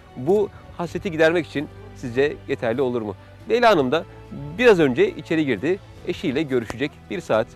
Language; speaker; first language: Turkish; native; Turkish